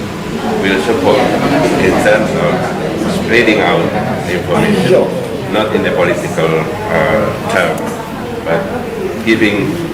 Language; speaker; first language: English; non-native, fluent; Indonesian